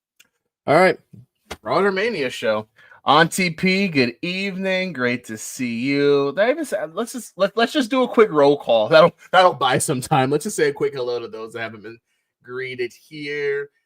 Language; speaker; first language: English; native; English